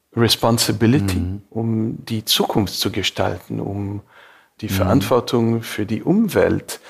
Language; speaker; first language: German; non-native, fluent; English